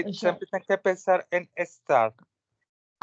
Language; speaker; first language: Portuguese; non-native, learner; Spanish